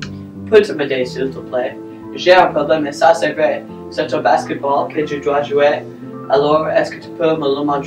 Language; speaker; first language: French; non-native, learner; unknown